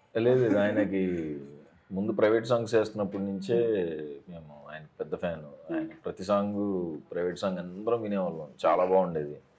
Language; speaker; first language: Telugu; native; Telugu